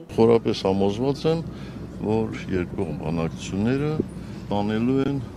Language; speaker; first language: Armenian; native; Armenian